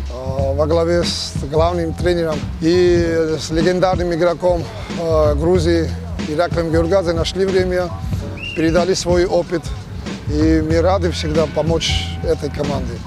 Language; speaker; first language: Russian; non-native, fluent; Georgian